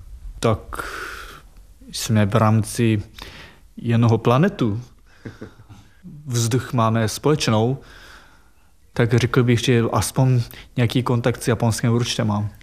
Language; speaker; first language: Czech; non-native, fluent; Japanese